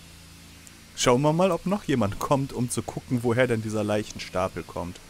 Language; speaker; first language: German; native; German